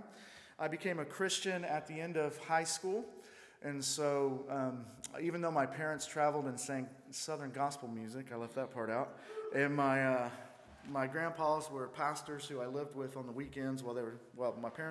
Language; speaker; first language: English; native; English